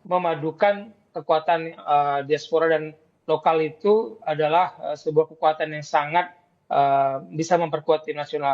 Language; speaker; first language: Indonesian; native; Indonesian